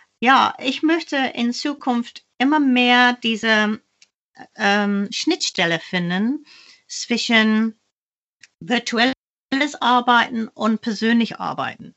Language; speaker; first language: German; non-native, fluent; English